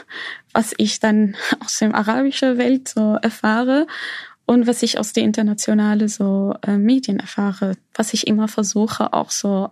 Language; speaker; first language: German; non-native, fluent; Arabic